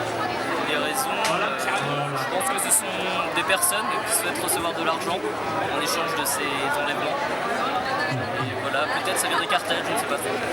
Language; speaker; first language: French; native; French